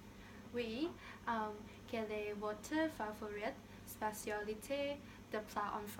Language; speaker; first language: French; non-native, learner; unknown